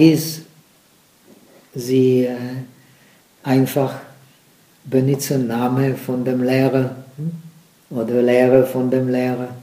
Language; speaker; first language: German; non-native, fluent; Czech